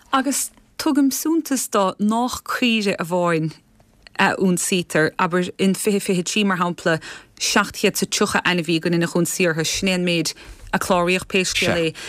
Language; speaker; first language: Irish; native; Irish